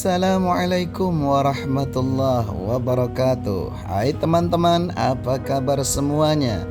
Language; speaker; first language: Indonesian; native; Indonesian